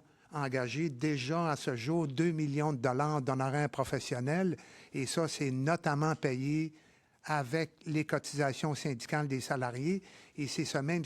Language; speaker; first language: French; native; French